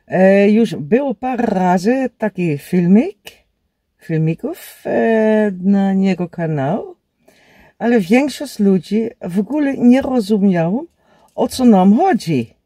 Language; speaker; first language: Polish; non-native, learner; Dutch